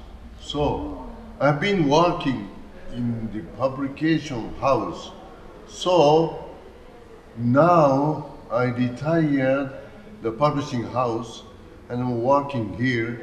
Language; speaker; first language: English; non-native, learner; Japanese